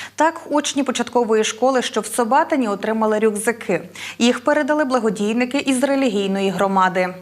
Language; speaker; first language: Ukrainian; native; Ukrainian